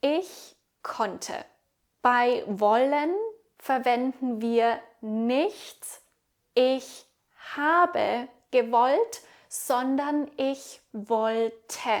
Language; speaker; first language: German; native; German